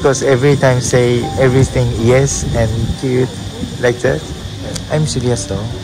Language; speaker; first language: English; non-native, learner; Japanese